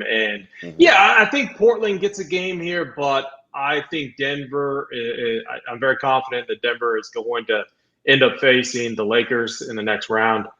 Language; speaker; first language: English; native; English